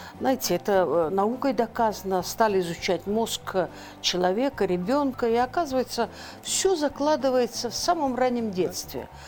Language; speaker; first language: Russian; non-native, local second language; Kyrgyz